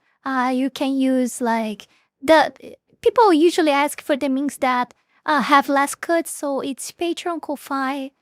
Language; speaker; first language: English; non-native, fluent; Portuguese